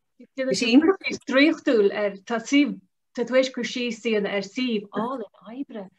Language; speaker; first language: Irish; native; Irish